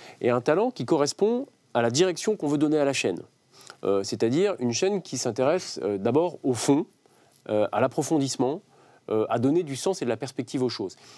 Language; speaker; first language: French; native; French